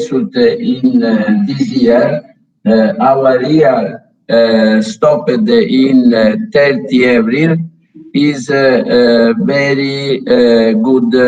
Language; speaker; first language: English; non-native, learner; Italian